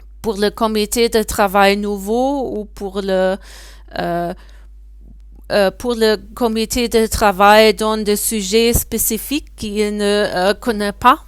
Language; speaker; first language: French; non-native, learner; German